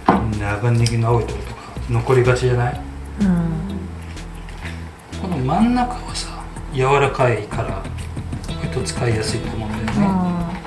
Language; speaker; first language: Japanese; native; Japanese